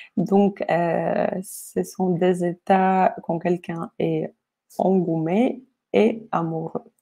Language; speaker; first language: French; non-native, fluent; Polish